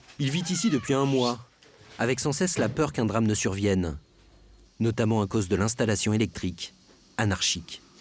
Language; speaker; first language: French; native; French